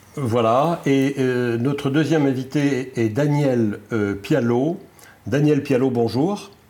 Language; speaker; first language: French; native; French